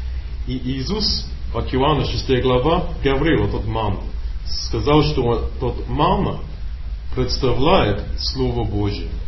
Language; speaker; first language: Russian; non-native, learner; English